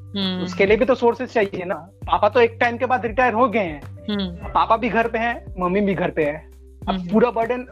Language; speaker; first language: Hindi; non-native, local second language; Bangla